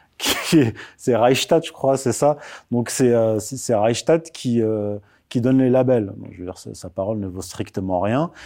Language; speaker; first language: French; early bilingual, other home language; Berber languages